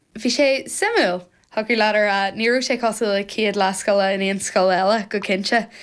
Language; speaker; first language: Irish; non-native, local second language; English